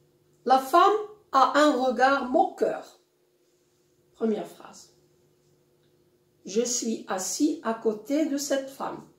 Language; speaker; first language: French; non-native, local second language; Arabic